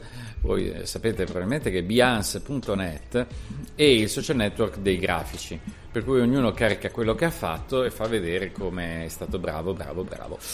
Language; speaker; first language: Italian; native; Italian